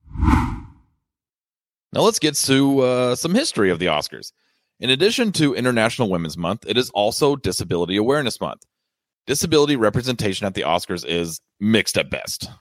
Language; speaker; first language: English; native; English